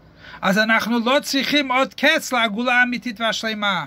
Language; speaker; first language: Hebrew; non-native, fluent; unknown